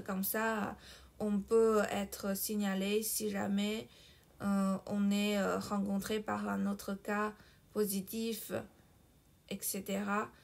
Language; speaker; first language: French; non-native, fluent; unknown